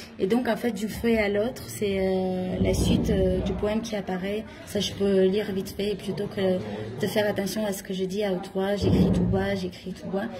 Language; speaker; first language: French; non-native, fluent; Armenian